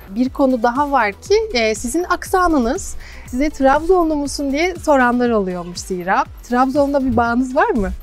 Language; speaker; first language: Turkish; native; Turkish